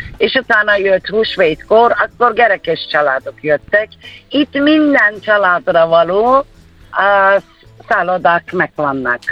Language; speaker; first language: Hungarian; non-native, fluent; Turkish